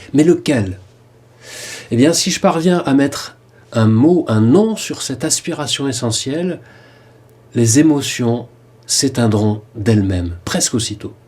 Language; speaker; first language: French; native; French